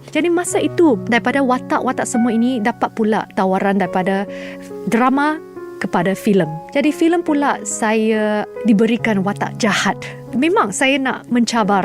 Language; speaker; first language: Malay; non-native, local second language; Chinese